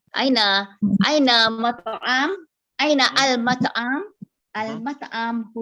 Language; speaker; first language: Arabic; non-native, learner; Malay